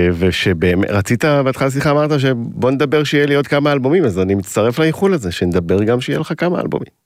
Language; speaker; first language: Hebrew; native; Hebrew